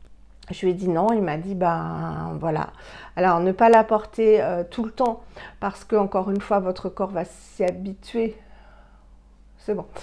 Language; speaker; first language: French; native; French